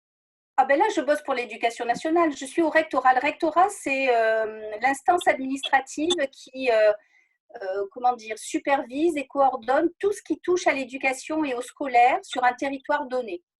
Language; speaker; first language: French; native; French